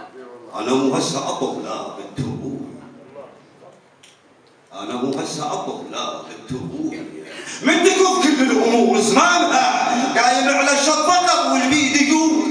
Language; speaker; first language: Arabic; native; Arabic